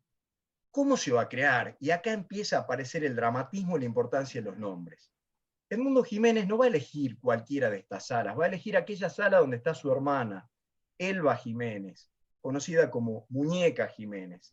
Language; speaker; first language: Spanish; native; Spanish